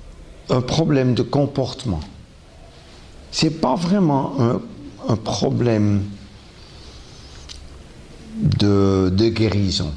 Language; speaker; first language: French; non-native, local second language; German